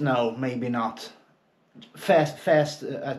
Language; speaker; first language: English; non-native, fluent; Swedish